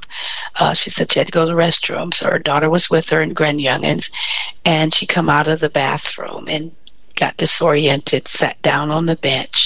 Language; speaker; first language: English; native; English